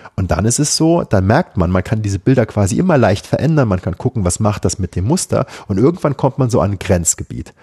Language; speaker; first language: German; native; German